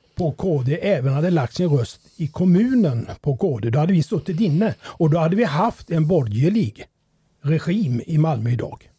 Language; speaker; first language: Swedish; native; Swedish